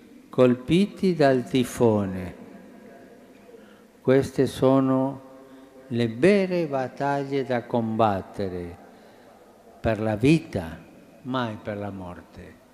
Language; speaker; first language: Italian; non-native, fluent; Spanish